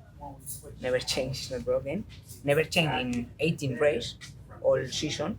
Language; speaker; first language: English; non-native, learner; Spanish